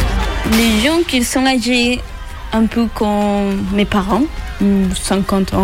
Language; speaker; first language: French; non-native, learner; Spanish